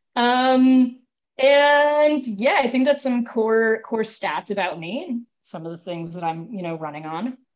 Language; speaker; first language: English; native; English